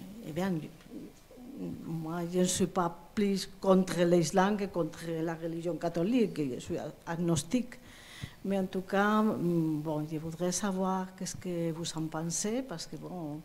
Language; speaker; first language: French; non-native, fluent; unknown